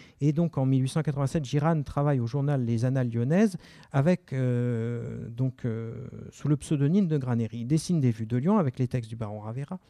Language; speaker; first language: French; native; French